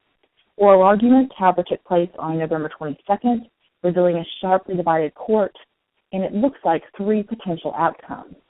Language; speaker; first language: English; native; English